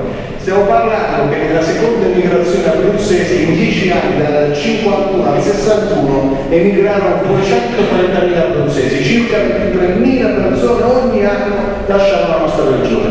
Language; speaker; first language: Italian; native; Italian